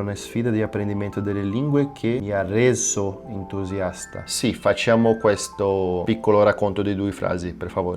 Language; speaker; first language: Italian; non-native, fluent; Portuguese